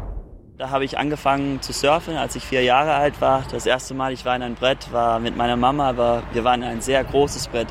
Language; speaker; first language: German; early bilingual, heritage; German